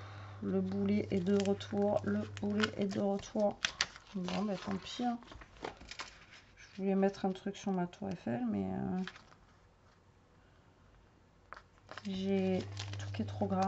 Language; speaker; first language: French; native; French